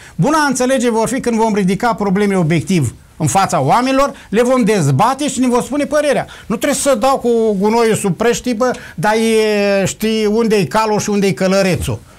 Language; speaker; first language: Romanian; native; Romanian